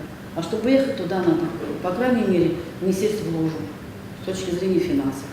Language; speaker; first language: Russian; native; Russian